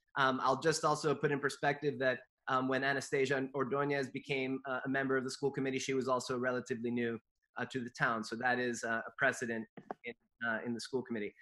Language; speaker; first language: English; native; English